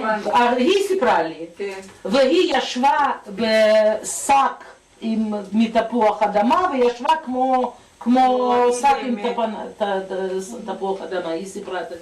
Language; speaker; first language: Hebrew; non-native, learner; Russian